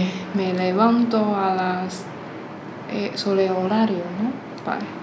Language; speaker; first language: Spanish; non-native, fluent; Chinese